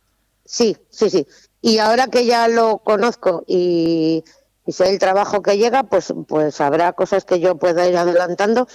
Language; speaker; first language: Spanish; native; Spanish